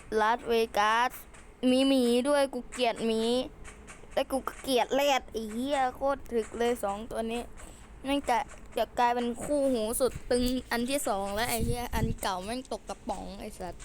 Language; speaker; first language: Thai; native; Thai